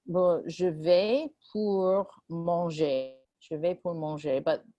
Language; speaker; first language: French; non-native, fluent; English